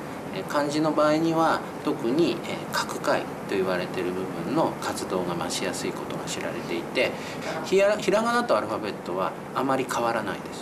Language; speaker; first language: Japanese; native; Japanese